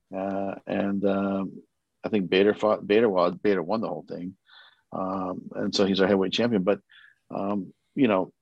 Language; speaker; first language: English; early bilingual, other home language; Korean